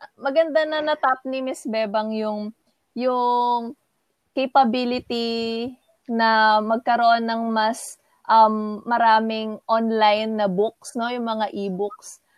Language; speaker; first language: Filipino; native; Filipino